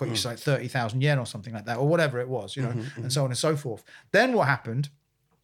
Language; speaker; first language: English; native; English